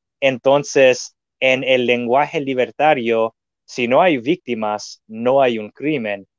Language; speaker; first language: Spanish; non-native, fluent; English